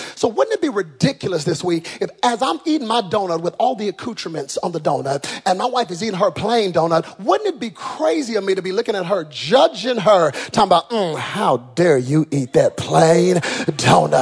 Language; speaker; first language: English; native; English